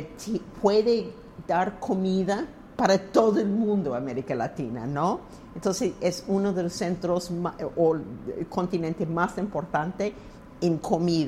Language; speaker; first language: Spanish; non-native, fluent; English